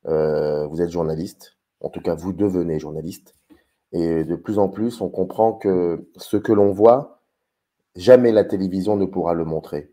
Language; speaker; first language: French; native; French